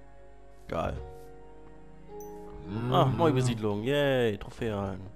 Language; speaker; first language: German; native; German